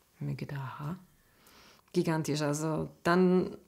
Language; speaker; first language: German; non-native, fluent; Slovak